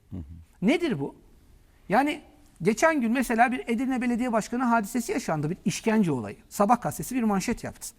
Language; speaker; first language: Turkish; native; Turkish